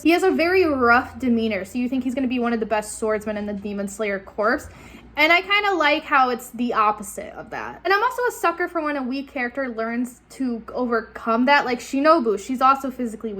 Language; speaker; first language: English; native; English